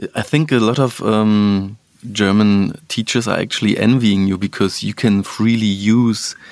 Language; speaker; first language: English; non-native, fluent; German